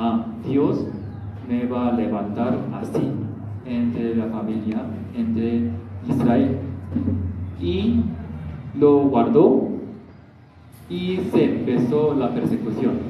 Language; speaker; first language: Spanish; non-native, learner; Korean